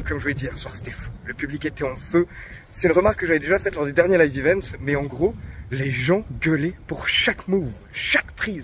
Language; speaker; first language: French; native; French